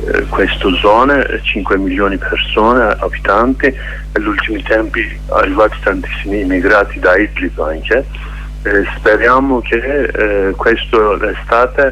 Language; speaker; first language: Italian; non-native, learner; Kurdish